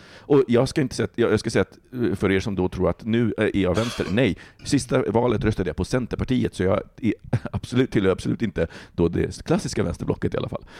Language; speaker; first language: Swedish; native; Swedish